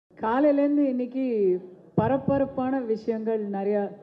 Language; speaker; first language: Tamil; native; Tamil